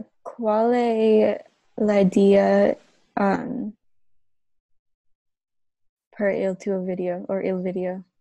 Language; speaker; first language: Italian; non-native, learner; English